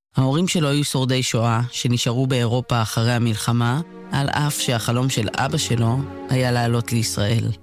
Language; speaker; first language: Hebrew; native; Hebrew